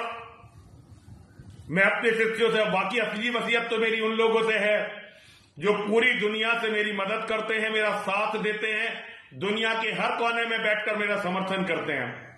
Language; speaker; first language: Hindi; native; Hindi